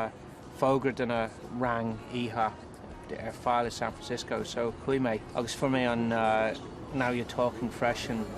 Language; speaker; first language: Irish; non-native, learner; English